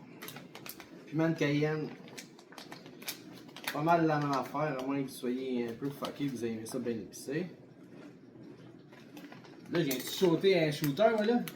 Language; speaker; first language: French; native; French